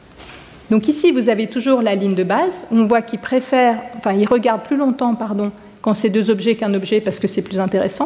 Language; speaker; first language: French; native; French